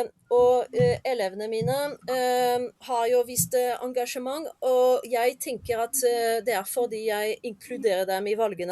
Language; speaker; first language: Norwegian; non-native, fluent; French